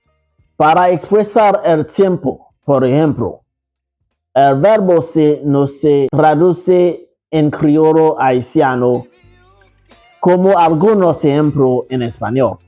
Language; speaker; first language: Spanish; non-native, fluent; Haitian Creole